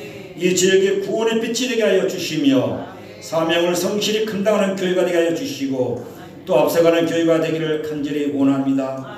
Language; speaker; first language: Korean; native; Korean